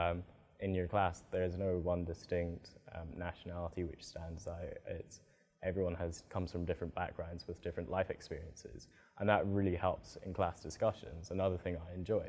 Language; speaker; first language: English; native; English